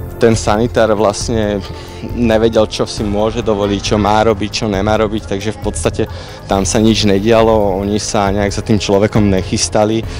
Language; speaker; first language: Slovak; native; Slovak